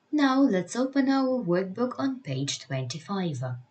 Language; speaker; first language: English; non-native, fluent; Ukrainian